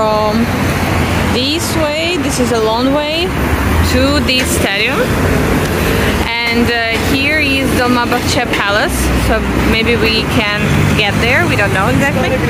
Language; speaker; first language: English; non-native, fluent; Russian